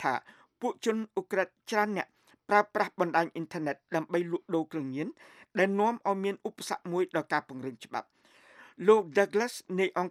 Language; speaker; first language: Khmer; native; Khmer